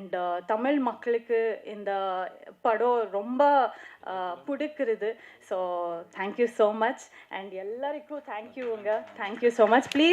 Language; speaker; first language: Tamil; non-native, learner; Kannada